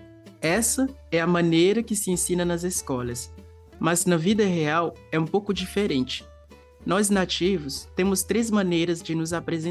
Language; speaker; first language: Portuguese; non-native, fluent; French